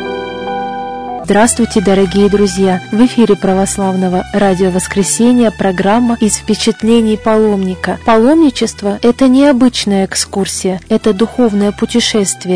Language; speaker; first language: Russian; native; Russian